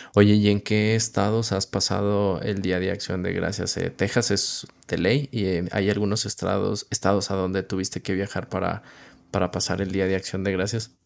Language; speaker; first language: Spanish; native; Spanish